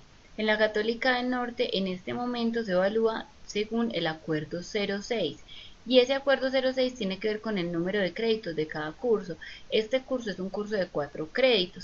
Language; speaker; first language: Spanish; native; Spanish